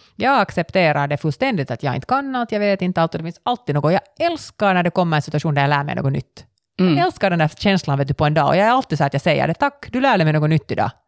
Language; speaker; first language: Swedish; native; Swedish